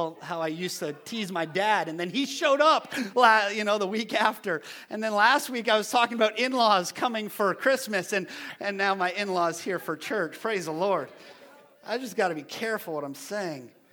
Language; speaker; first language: English; native; English